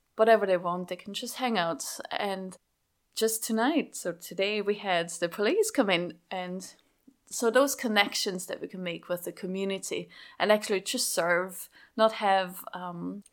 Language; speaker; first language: English; non-native, fluent; Swiss German